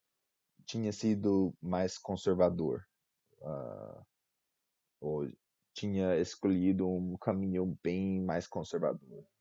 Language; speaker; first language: Portuguese; non-native, fluent; English